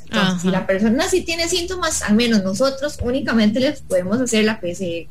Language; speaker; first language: Spanish; native; Spanish